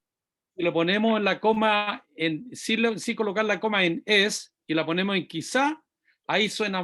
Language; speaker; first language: Spanish; native; Spanish